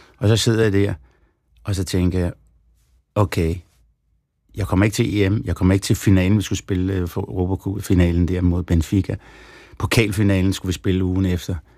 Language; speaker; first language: Danish; native; Danish